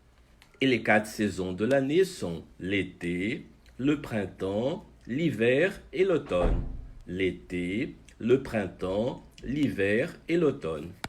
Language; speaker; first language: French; non-native, fluent; Portuguese